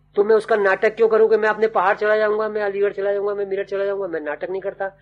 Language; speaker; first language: Hindi; native; Hindi